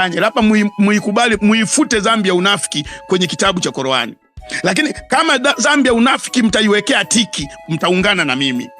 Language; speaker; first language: Swahili; native; Swahili